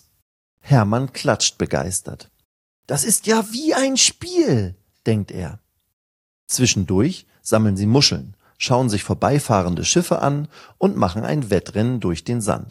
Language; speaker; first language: German; native; German